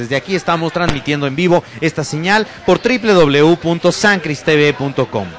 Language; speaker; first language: Spanish; native; Spanish